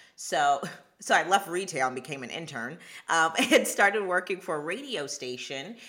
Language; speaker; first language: English; early bilingual, other home language; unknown